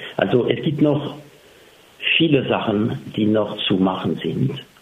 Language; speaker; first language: German; non-native, fluent; French